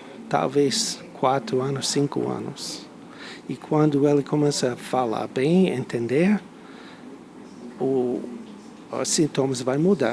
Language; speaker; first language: Portuguese; non-native, fluent; English